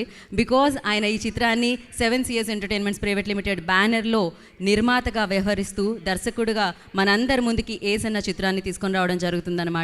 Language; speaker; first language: Telugu; native; Telugu